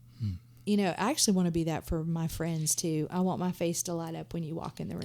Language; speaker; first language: English; native; English